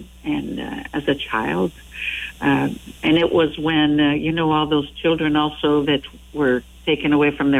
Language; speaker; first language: English; non-native, fluent; French